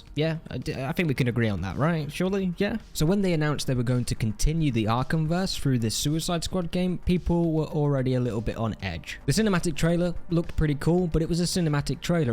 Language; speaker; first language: English; native; English